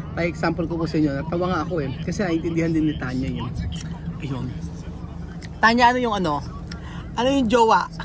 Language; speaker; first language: Filipino; native; Filipino